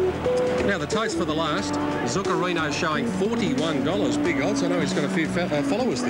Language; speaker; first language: English; native; English